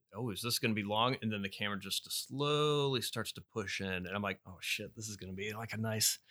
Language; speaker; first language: English; native; English